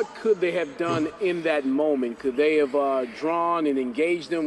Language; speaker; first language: English; native; English